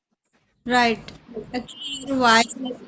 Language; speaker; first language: English; non-native, learner; Hindi